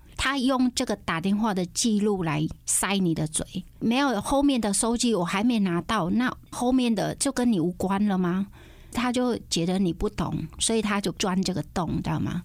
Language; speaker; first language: Chinese; non-native, fluent; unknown